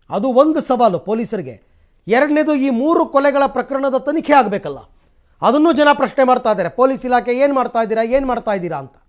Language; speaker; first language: Kannada; native; Kannada